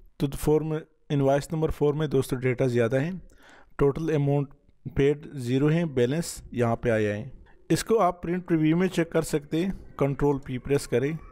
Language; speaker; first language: Urdu; non-native, local second language; Punjabi